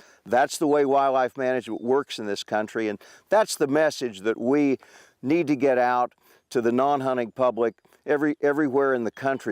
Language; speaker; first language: English; native; English